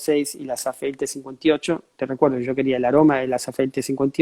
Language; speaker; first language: Spanish; native; Spanish